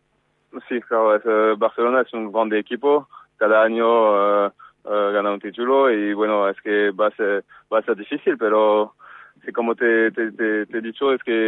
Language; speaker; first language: Spanish; non-native, fluent; French